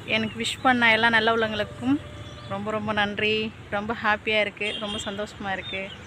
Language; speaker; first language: Tamil; native; Tamil